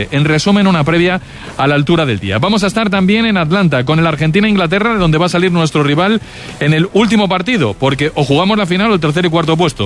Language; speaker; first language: Spanish; native; Spanish